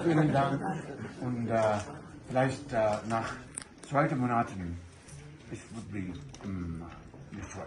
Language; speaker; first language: German; non-native, learner; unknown